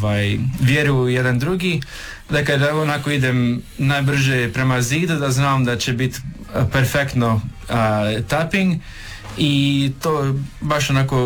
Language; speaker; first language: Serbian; early bilingual, heritage; English